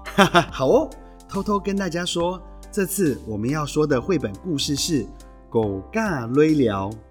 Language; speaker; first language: Chinese; non-native, local second language; Hakka Chinese